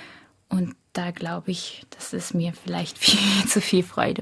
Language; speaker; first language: German; early bilingual, other home language; Korean